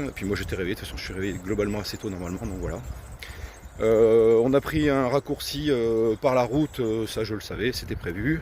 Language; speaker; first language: French; native; French